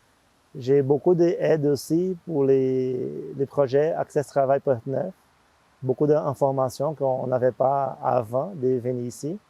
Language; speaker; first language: French; non-native, fluent; Portuguese